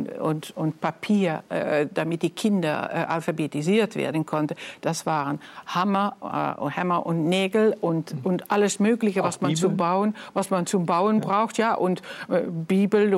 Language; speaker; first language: German; non-native, fluent; Dutch